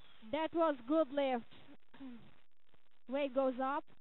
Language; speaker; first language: English; non-native, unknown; Ukrainian